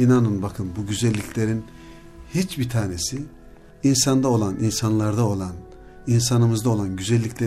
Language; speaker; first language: Turkish; native; Turkish